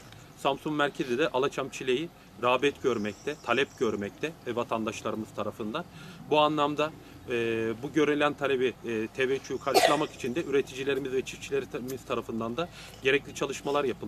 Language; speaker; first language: Turkish; native; Turkish